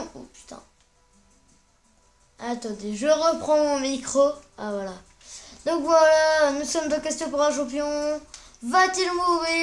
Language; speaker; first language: French; native; French